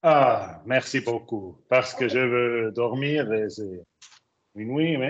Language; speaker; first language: French; non-native, learner; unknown